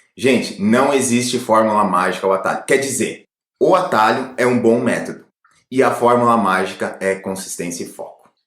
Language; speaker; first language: Portuguese; native; Portuguese